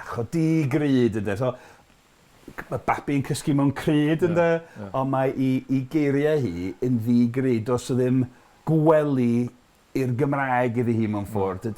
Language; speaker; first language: Welsh; non-native, fluent; English